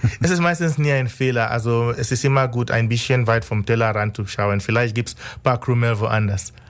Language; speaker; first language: German; non-native, fluent; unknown